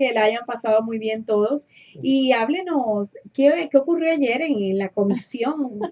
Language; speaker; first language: Spanish; native; Spanish